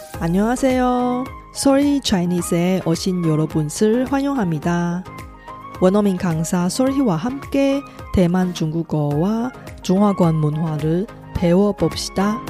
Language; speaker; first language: Korean; non-native, fluent; Chinese